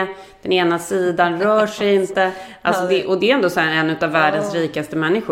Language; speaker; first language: Swedish; native; Swedish